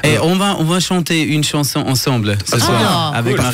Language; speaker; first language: French; non-native, local second language; German